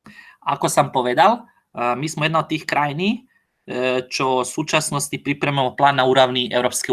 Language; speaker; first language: Slovak; non-native, learner; Croatian